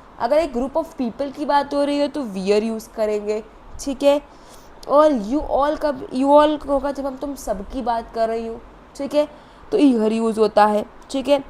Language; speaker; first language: Hindi; native; Hindi